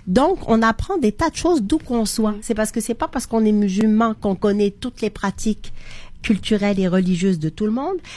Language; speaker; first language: French; non-native, local second language; Arabic